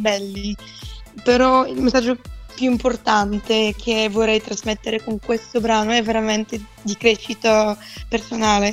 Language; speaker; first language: Italian; non-native, fluent; Bulgarian